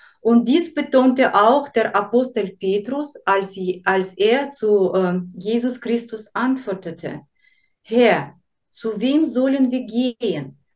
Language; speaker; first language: German; non-native, fluent; Russian